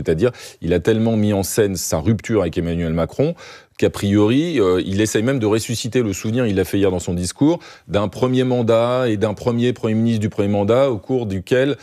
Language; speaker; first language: French; native; French